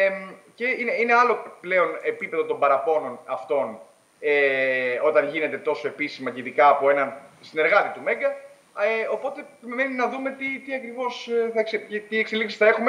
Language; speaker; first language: Greek; native; Greek